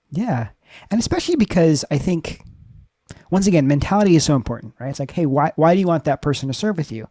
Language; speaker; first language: English; native; English